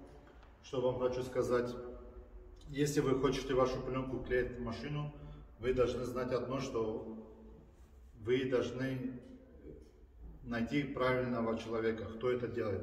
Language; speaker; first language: Russian; early bilingual, heritage; Russian